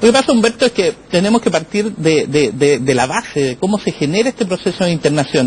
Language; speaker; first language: Spanish; native; Spanish